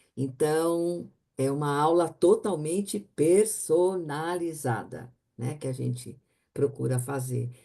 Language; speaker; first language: Portuguese; native; Portuguese